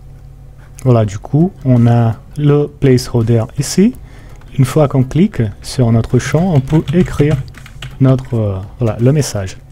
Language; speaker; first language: French; non-native, fluent; Portuguese